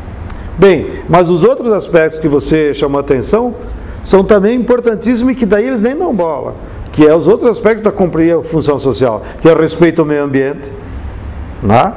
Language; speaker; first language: Portuguese; native; Portuguese